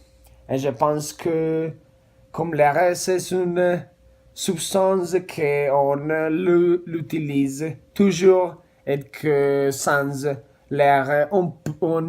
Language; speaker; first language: French; non-native, learner; Spanish